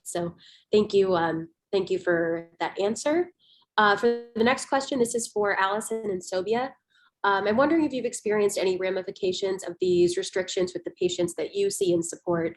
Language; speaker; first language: English; native; English